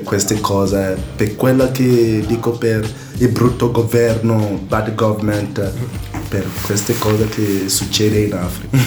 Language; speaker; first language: Italian; non-native, learner; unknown